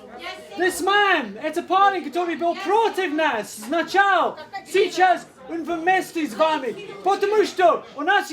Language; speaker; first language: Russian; non-native, learner; English